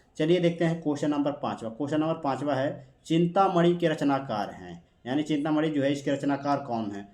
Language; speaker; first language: Hindi; native; Hindi